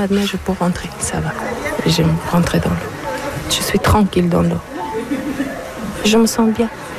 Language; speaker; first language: French; non-native, learner; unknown